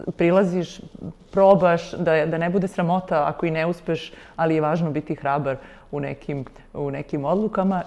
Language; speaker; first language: Serbian; native; Serbian